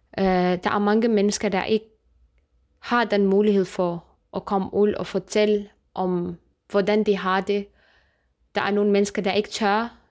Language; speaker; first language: Danish; non-native, fluent; Kurdish